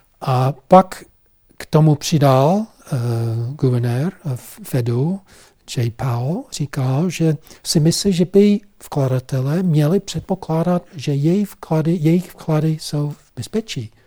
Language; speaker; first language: Czech; non-native, fluent; English